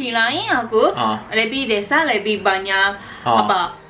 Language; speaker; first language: Indonesian; non-native, learner; Japanese